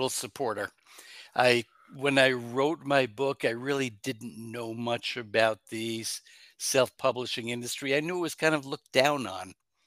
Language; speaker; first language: English; native; English